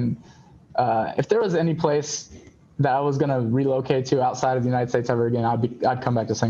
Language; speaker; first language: English; native; English